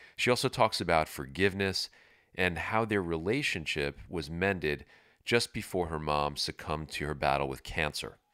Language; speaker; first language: English; native; English